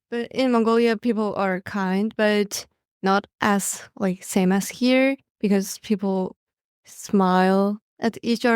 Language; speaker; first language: English; non-native, learner; Mongolian